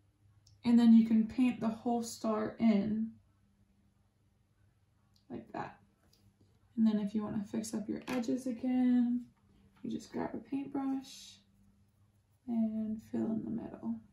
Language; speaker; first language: English; native; English